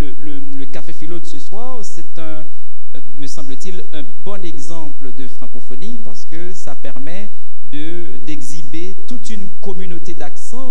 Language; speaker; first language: French; non-native, local second language; Haitian Creole